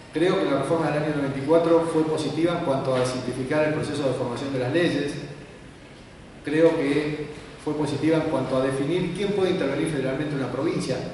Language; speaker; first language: Spanish; native; Spanish